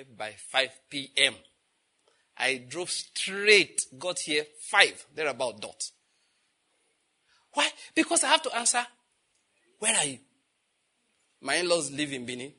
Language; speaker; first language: English; non-native, local second language; Yoruba